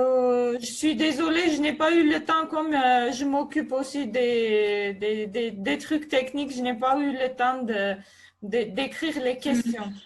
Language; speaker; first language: French; non-native, fluent; Armenian